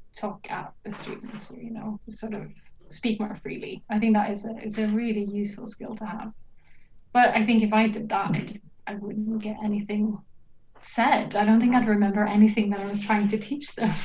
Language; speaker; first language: English; non-native, fluent; Norwegian